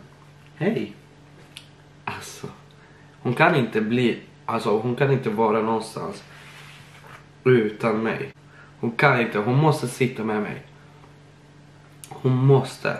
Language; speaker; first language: Swedish; early bilingual, other home language; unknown